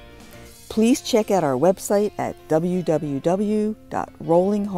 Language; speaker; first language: English; native; English